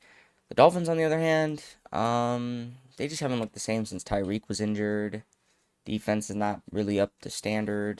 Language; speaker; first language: English; native; English